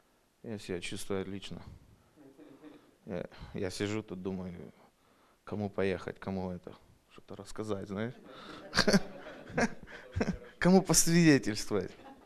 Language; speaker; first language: Russian; early bilingual, heritage; Russian